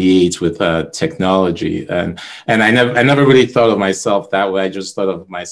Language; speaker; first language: English; non-native, local second language; Igbo